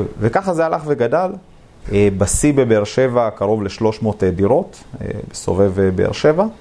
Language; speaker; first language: Hebrew; native; Hebrew